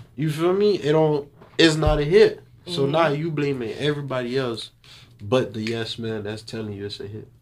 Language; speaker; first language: English; early bilingual, other home language; Haitian Creole